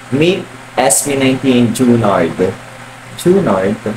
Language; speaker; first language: English; non-native, local second language; Filipino